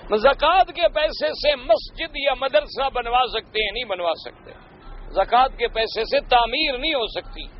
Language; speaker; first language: Urdu; native; Urdu